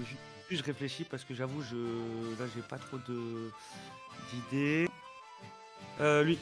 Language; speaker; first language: French; native; French